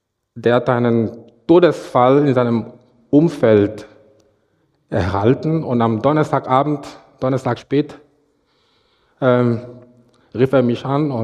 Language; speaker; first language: German; non-native, fluent; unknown